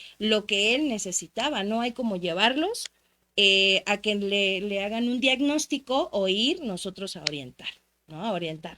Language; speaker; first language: Spanish; native; Spanish